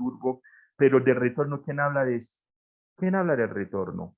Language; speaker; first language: Spanish; non-native, fluent; Haitian Creole